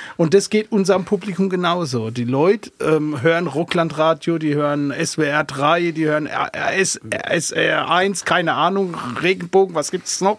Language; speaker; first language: German; early bilingual, other home language; Arabic